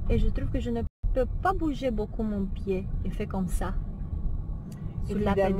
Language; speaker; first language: French; non-native, fluent; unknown